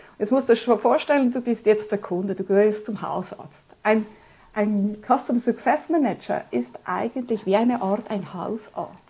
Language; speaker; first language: German; early bilingual, other home language; Spanish